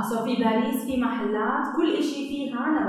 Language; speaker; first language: Arabic; native; Arabic